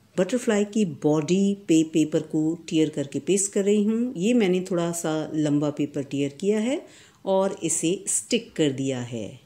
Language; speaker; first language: Hindi; native; Hindi